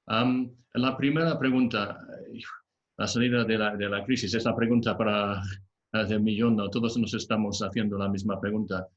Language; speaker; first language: Spanish; non-native, fluent; English